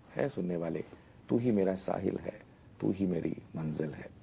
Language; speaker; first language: Hindi; non-native, local second language; Marathi